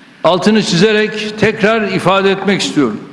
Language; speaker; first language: Turkish; native; Turkish